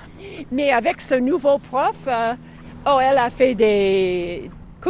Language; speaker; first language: French; non-native, fluent; English